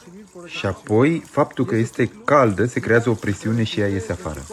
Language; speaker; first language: Romanian; native; Romanian